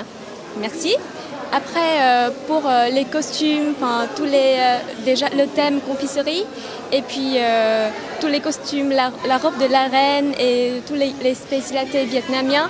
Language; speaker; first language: French; non-native, fluent; Vietnamese